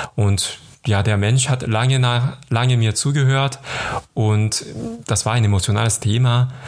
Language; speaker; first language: German; non-native, fluent; Korean